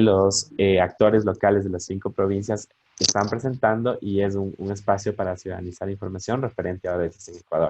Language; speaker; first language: Spanish; native; Spanish